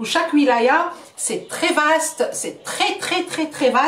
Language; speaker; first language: French; non-native, local second language; Arabic